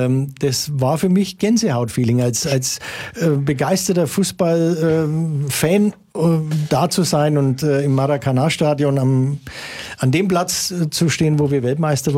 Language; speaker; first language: German; native; German